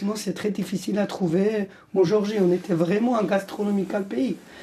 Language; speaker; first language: French; non-native, fluent; Georgian